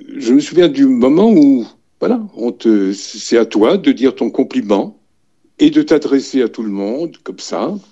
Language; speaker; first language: French; native; French